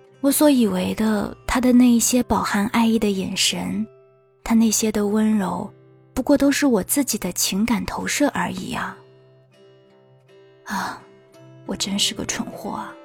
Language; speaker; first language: Chinese; native; Chinese